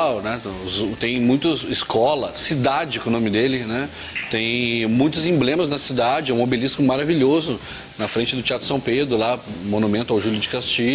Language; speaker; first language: Portuguese; native; Portuguese